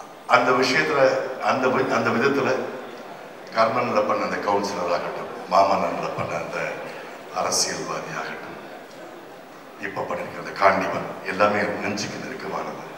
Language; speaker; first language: Tamil; native; Tamil